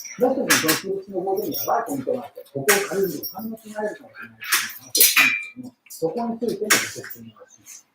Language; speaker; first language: Japanese; native; Japanese